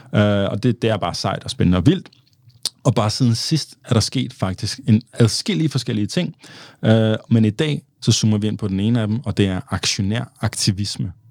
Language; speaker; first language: Danish; early bilingual, other home language; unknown